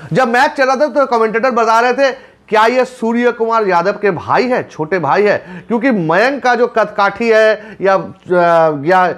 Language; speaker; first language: Hindi; non-native, local second language; Bangla